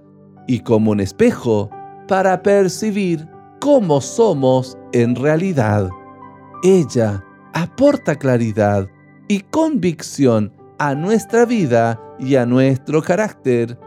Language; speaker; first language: Spanish; native; Spanish